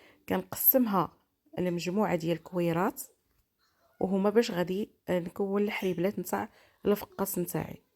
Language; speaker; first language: Arabic; native; Arabic